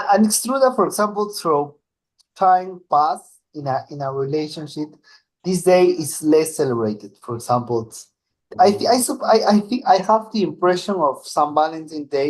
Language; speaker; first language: English; non-native, learner; Spanish